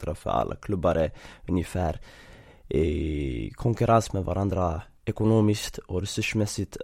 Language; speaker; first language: Swedish; early bilingual, other home language; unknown